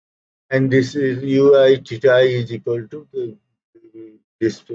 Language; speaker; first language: English; non-native, local second language; Hindi